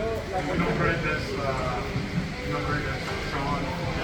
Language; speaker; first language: Spanish; non-native, learner; English